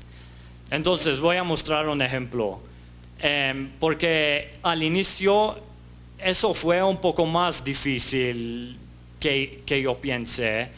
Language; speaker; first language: Spanish; non-native, fluent; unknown